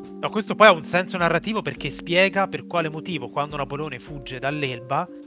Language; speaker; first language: Italian; native; Italian